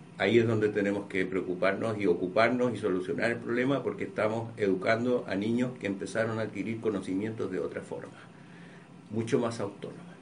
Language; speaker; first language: Spanish; native; Spanish